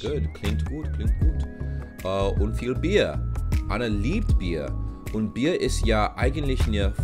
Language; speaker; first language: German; non-native, learner; English